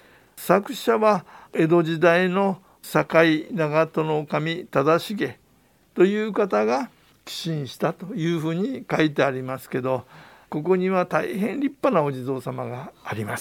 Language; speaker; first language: Japanese; native; Japanese